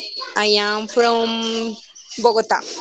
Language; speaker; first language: English; non-native, learner; Spanish